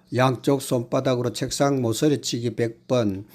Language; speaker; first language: Korean; native; Korean